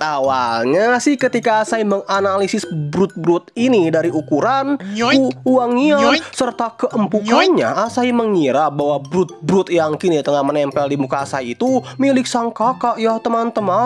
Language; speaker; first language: Indonesian; native; Indonesian